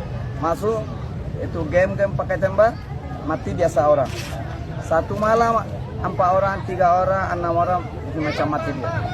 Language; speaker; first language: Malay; non-native, learner; Rohingya